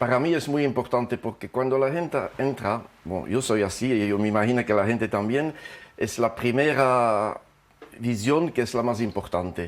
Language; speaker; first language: Spanish; non-native, fluent; French